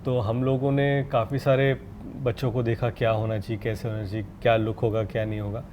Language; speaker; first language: Hindi; non-native, local second language; Marathi